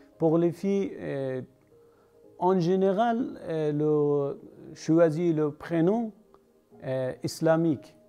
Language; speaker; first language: French; non-native, learner; Persian